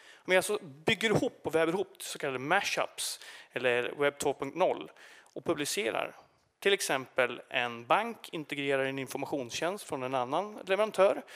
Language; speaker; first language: Swedish; native; Swedish